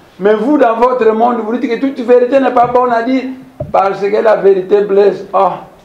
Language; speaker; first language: French; non-native, local second language; Kongo